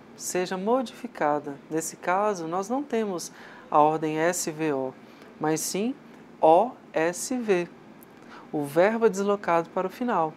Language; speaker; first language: Portuguese; native; Portuguese